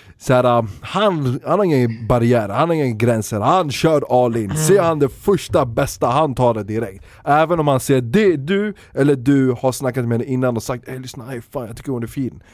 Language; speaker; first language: Swedish; early bilingual, other home language; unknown